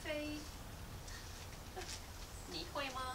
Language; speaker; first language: Chinese; non-native, learner; English